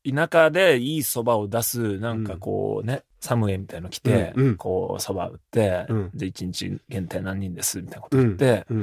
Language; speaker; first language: Japanese; native; Japanese